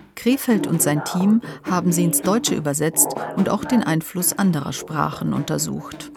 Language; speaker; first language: German; native; German